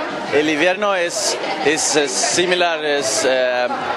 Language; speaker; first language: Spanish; non-native, learner; Icelandic